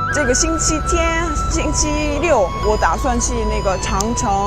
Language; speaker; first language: Chinese; non-native, learner; Bangla